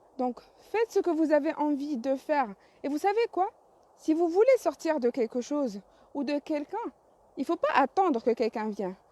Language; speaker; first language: French; non-native, local second language; Arabic